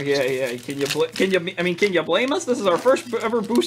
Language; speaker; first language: English; native; English